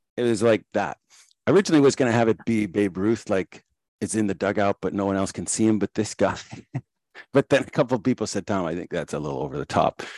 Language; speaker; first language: English; native; English